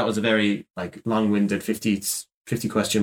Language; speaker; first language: English; native; English